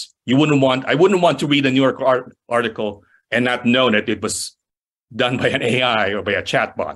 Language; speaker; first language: English; non-native, local second language; Filipino